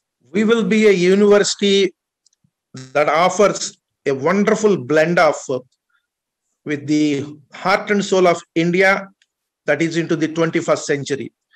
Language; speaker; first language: English; non-native, local second language; Telugu